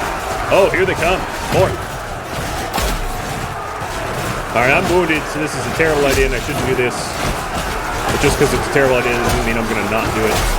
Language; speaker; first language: English; native; English